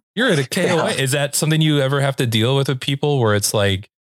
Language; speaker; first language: English; native; English